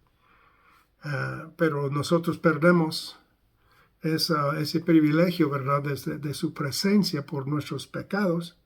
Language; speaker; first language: Spanish; non-native, fluent; English